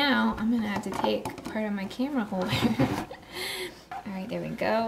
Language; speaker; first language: English; native; English